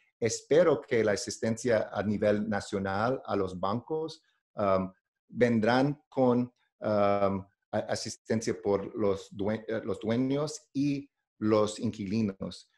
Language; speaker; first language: Spanish; non-native, learner; English